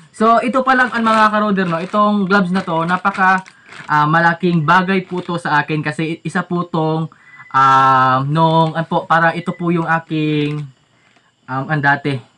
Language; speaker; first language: Filipino; native; Filipino